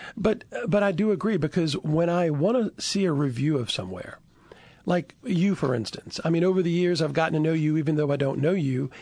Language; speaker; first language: English; native; English